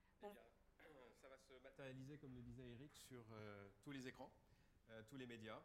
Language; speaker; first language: French; native; French